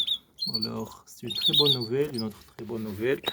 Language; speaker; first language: French; non-native, fluent; Arabic